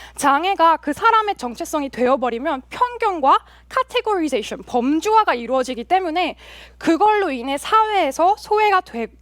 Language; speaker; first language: Korean; early bilingual, heritage; Korean